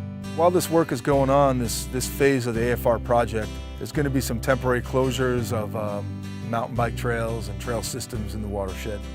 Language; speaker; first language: English; native; English